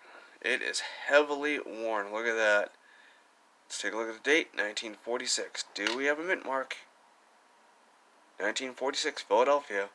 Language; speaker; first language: English; native; English